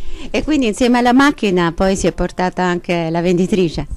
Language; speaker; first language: Italian; native; Italian